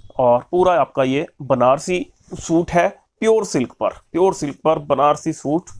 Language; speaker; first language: Hindi; native; Hindi